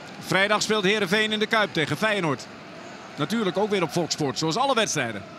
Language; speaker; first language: Dutch; native; Dutch